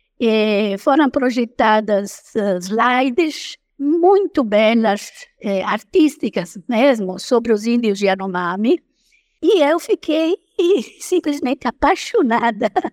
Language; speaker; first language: Portuguese; non-native, fluent; Italian